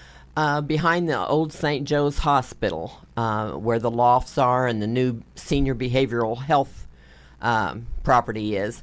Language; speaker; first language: English; native; English